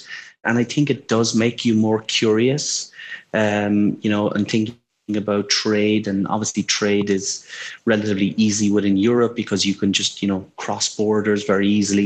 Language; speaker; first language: English; native; English